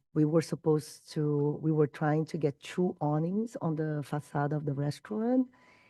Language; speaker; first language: English; non-native, fluent; Portuguese